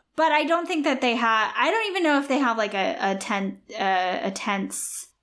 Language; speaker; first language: English; native; English